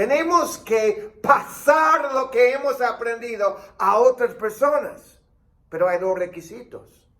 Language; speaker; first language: Spanish; non-native, fluent; English